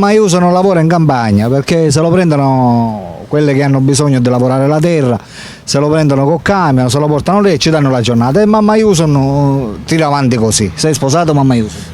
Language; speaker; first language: Italian; native; Italian